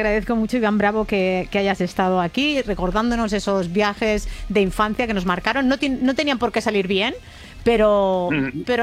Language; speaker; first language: Spanish; native; Spanish